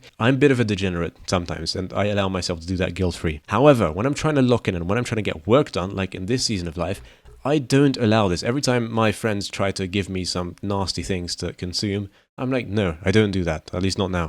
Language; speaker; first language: English; native; English